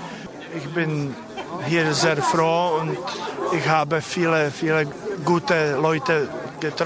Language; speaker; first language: German; non-native, learner; Czech